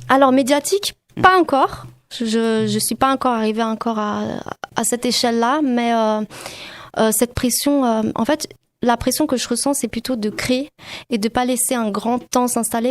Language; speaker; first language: French; native; French